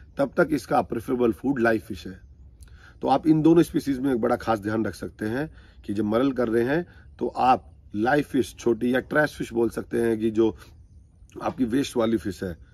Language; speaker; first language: Hindi; native; Hindi